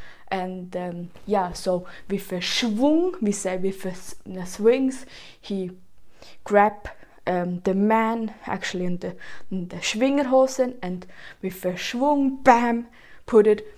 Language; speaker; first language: English; non-native, fluent; German